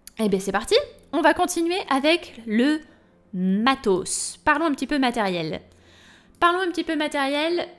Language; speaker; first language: French; native; French